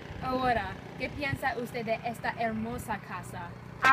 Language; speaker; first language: Spanish; non-native, learner; English